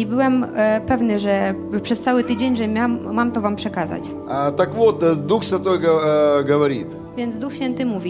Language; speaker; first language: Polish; non-native, fluent; Russian